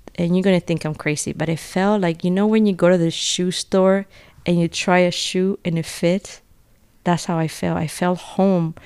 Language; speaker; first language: English; non-native, fluent; Spanish